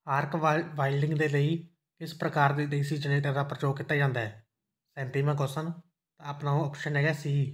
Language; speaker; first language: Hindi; non-native, local second language; Punjabi